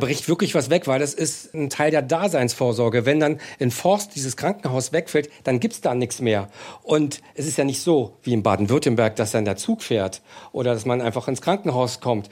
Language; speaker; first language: German; native; German